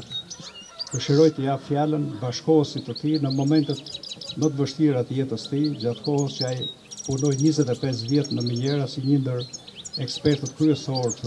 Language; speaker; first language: Albanian; native; Albanian